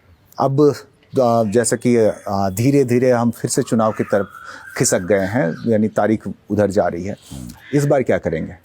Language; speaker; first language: Hindi; native; Hindi